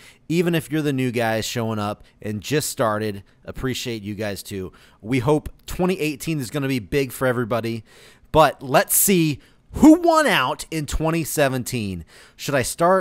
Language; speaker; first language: English; native; English